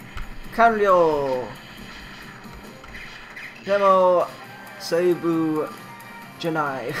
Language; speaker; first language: Japanese; non-native, learner; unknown